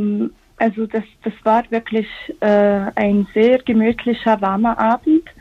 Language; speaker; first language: German; non-native, fluent; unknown